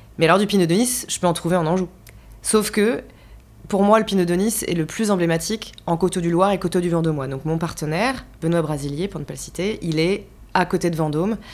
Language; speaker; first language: French; native; French